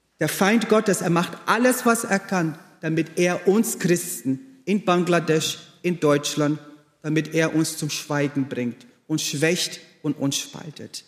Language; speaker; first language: German; non-native, fluent; Portuguese